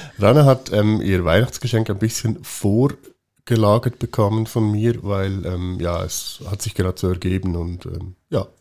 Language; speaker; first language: German; native; German